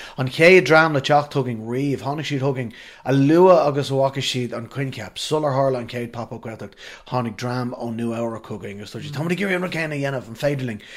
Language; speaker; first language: Irish; non-native, local second language; English